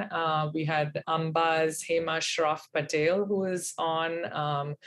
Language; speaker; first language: English; non-native, local second language; Hindi